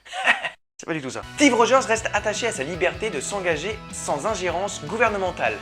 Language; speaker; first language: French; native; French